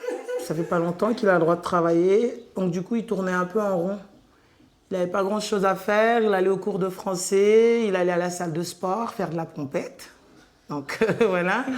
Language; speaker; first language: French; non-native, fluent; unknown